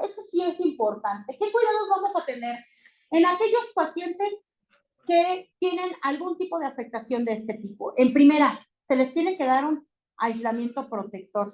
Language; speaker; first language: Spanish; native; Spanish